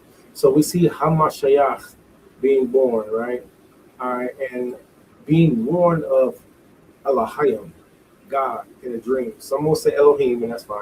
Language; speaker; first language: English; native; English